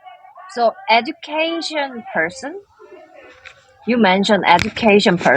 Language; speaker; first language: English; non-native, learner; Korean